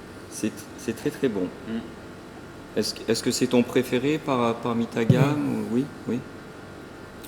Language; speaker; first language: French; native; French